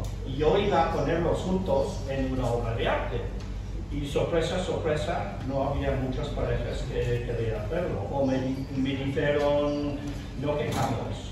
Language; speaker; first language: Spanish; non-native, fluent; English